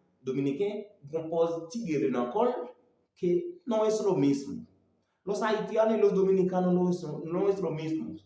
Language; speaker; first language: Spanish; non-native, learner; Haitian Creole